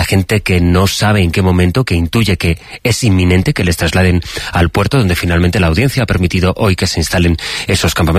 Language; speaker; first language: Spanish; native; Spanish